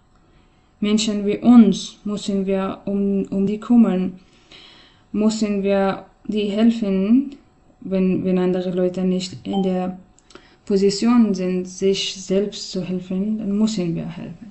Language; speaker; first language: German; non-native, learner; Persian